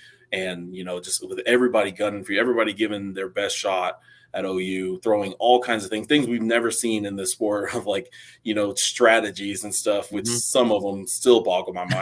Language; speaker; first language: English; native; English